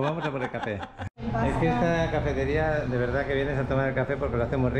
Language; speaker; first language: Spanish; native; Spanish